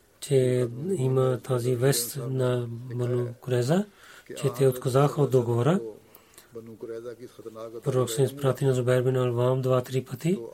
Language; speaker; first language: Bulgarian; non-native, learner; Urdu